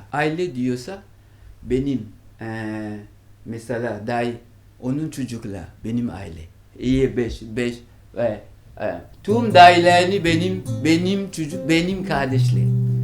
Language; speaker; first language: Turkish; non-native, learner; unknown